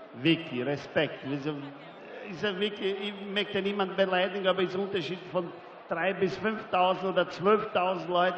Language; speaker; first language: German; non-native, fluent; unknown